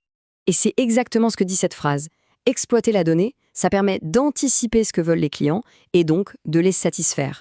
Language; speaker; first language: French; native; French